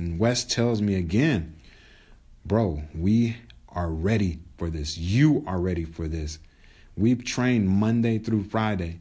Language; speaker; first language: English; native; English